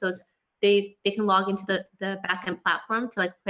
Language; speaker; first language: English; native; English